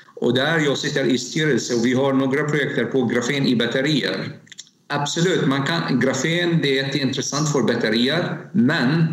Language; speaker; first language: Swedish; non-native, learner; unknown